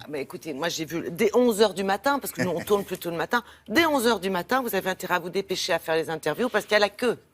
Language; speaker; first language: French; native; French